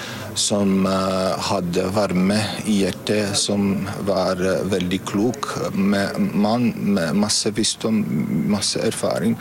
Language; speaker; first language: Norwegian; non-native, fluent; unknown